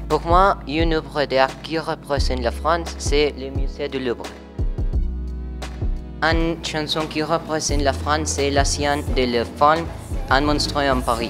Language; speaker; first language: French; non-native, learner; Spanish